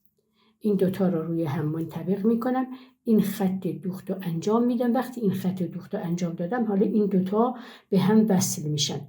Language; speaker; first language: Persian; native; Persian